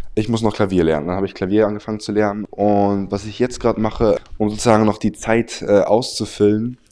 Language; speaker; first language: German; native; German